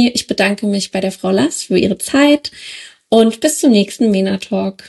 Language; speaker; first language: German; native; German